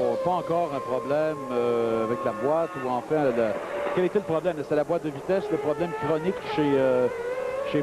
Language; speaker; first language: French; native; French